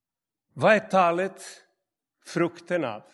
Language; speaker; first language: Swedish; non-native, fluent; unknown